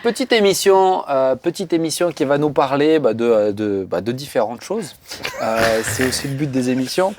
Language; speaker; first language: French; native; French